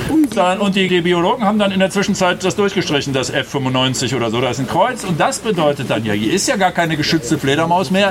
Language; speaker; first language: German; native; German